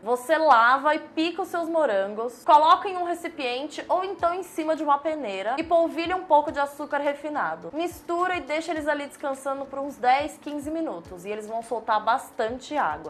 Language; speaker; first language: Portuguese; native; Portuguese